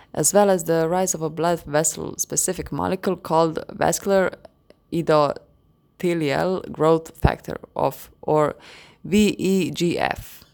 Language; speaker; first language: English; non-native, fluent; Croatian